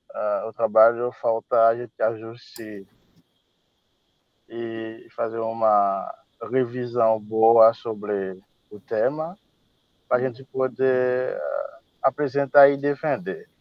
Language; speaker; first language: Portuguese; non-native, fluent; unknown